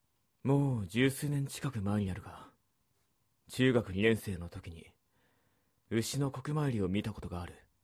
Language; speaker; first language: Japanese; native; Japanese